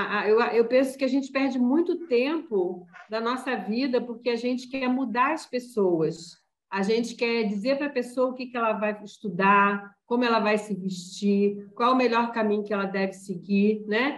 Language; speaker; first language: Portuguese; native; Portuguese